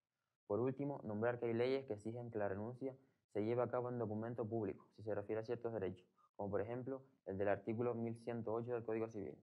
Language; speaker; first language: Spanish; native; Spanish